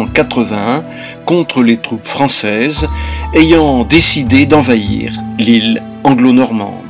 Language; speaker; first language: French; native; French